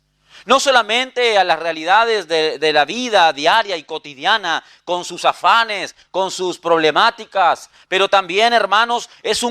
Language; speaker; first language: Spanish; native; Spanish